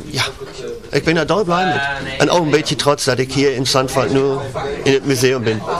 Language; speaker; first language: Dutch; non-native, learner; German